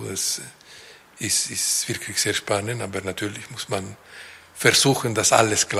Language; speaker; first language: German; non-native, local second language; French